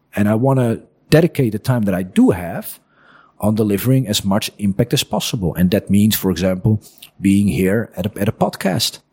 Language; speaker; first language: English; non-native, fluent; Dutch